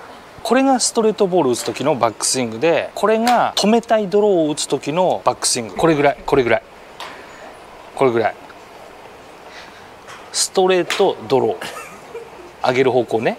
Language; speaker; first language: Japanese; native; Japanese